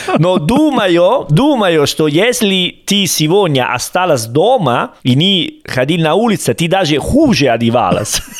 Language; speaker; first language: Russian; non-native, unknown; Italian